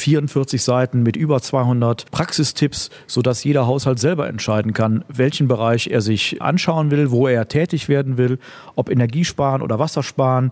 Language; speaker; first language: German; native; German